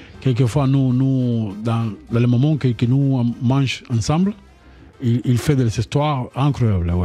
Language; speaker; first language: French; non-native, learner; Spanish